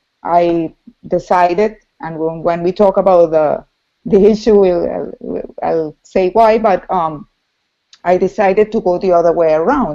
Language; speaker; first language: English; non-native, fluent; Spanish